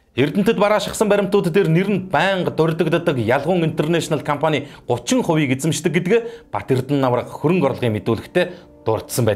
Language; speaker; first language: Mongolian; native; Mongolian